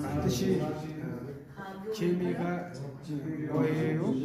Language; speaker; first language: Korean; non-native, learner; Mongolian